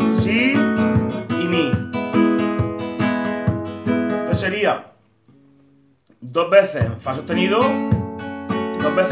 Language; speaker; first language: Spanish; native; Spanish